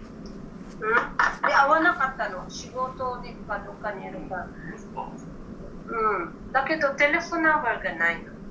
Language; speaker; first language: Japanese; non-native, learner; Filipino